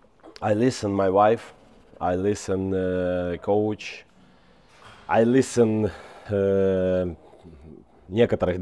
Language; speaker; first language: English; non-native, learner; Ukrainian